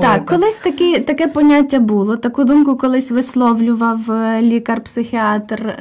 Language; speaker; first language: Ukrainian; native; Ukrainian